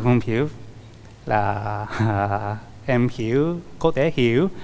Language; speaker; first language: Vietnamese; non-native, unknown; Japanese